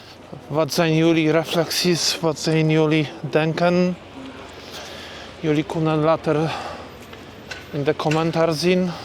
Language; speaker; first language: Dutch; non-native, learner; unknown